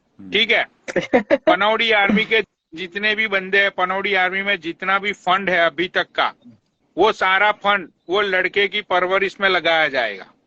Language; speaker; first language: Hindi; native; Hindi